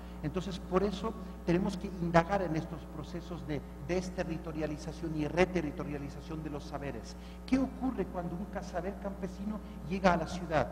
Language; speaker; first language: Spanish; non-native, fluent; German